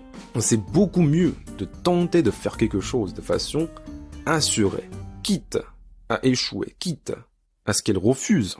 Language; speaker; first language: French; native; French